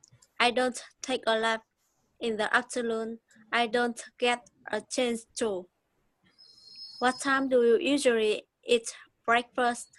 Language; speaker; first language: English; non-native, learner; Vietnamese